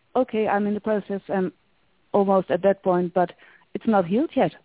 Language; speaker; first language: English; non-native, fluent; Dutch